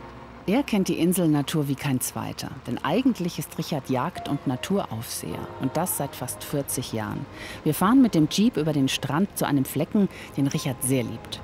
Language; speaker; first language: German; native; German